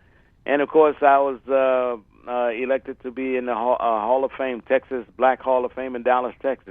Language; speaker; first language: English; native; English